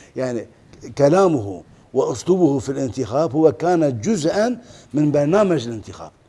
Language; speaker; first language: Arabic; non-native, fluent; Turkish